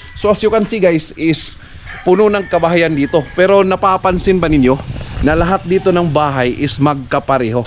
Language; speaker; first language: Filipino; non-native, local second language; Cebuano